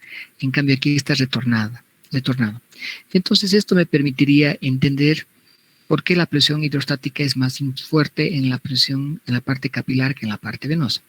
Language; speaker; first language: Spanish; native; Spanish